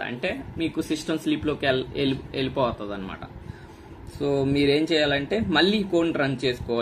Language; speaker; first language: Telugu; native; Telugu